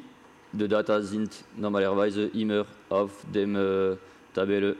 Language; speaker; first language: German; non-native, learner; French